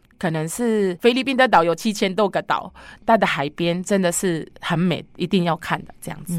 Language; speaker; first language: Chinese; non-native, fluent; Filipino